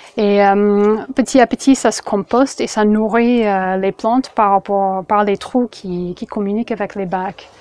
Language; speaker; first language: French; non-native, fluent; English